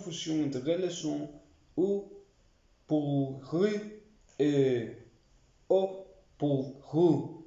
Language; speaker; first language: French; non-native, learner; Spanish